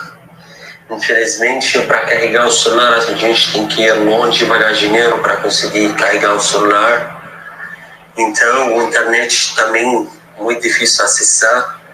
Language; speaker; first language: Portuguese; non-native, fluent; Arabic